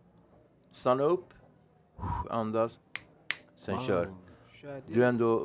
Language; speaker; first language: Swedish; native; Swedish